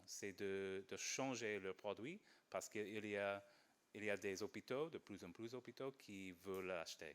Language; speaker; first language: French; non-native, fluent; English